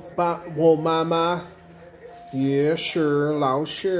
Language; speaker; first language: Chinese; non-native, learner; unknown